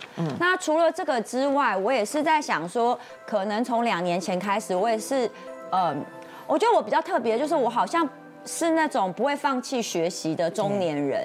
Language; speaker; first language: Chinese; native; Chinese